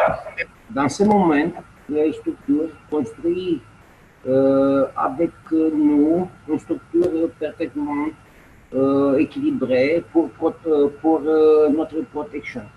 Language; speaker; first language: French; non-native, learner; Romanian